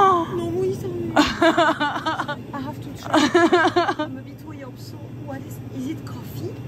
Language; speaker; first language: English; non-native, learner; French